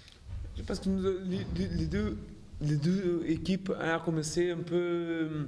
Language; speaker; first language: French; non-native, learner; Portuguese